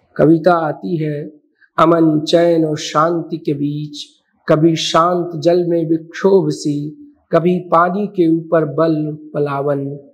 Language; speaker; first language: Hindi; non-native, local second language; Maithili